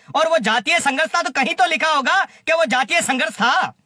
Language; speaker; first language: Hindi; native; Hindi